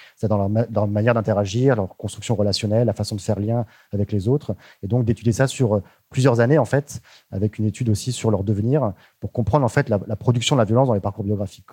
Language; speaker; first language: French; native; French